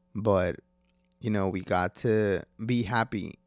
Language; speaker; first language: English; non-native, fluent; Spanish